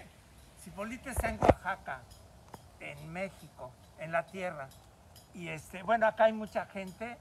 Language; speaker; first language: Spanish; native; Spanish